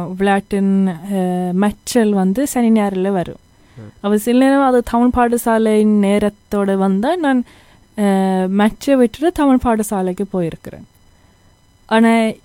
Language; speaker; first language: Tamil; early bilingual, heritage; Tamil